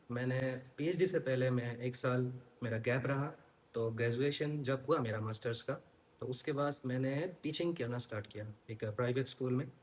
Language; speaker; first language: Hindi; non-native, local second language; Assamese